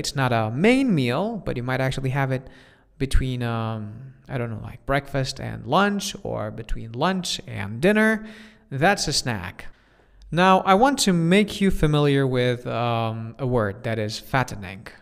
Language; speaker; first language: English; non-native, fluent; Persian